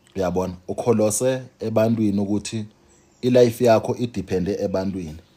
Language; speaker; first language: Zulu; non-native, local second language; Xhosa